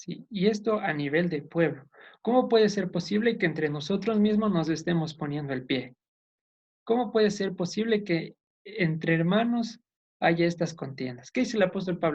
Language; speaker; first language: Spanish; native; Spanish